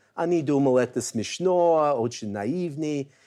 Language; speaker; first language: Russian; non-native, learner; English